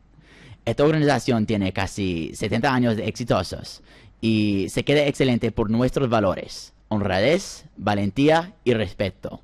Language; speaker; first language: Spanish; non-native, fluent; English